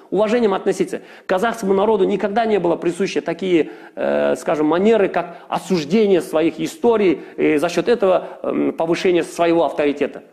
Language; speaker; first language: Russian; non-native, local second language; Kazakh